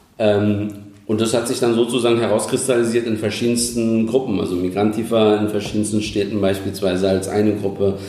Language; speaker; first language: German; early bilingual, other home language; Turkish